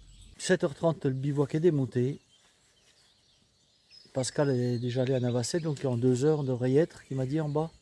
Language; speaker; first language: French; native; French